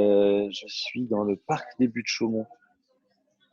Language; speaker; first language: French; native; French